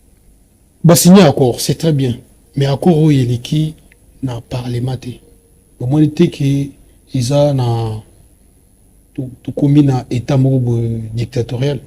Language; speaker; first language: French; non-native, local second language; Lingala